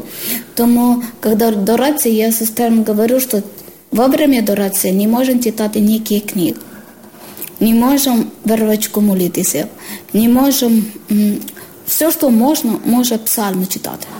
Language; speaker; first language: Ukrainian; non-native, learner; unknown